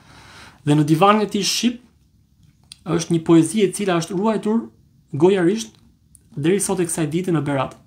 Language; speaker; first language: Albanian; native; Albanian